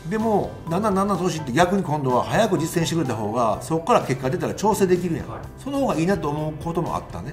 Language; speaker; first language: Japanese; native; Japanese